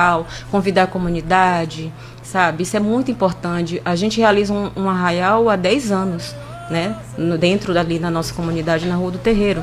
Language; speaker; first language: Portuguese; native; Portuguese